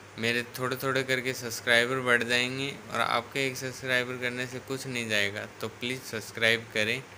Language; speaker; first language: Hindi; native; Hindi